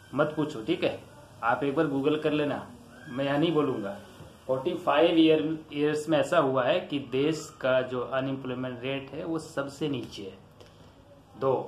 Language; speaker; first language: Hindi; native; Hindi